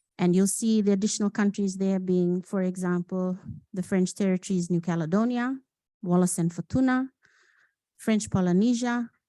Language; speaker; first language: English; non-native, local second language; Fijian